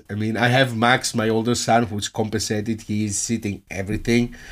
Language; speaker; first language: English; non-native, fluent; Greek